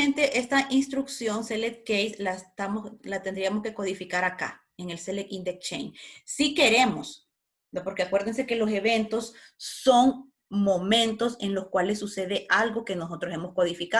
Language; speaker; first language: Spanish; native; Spanish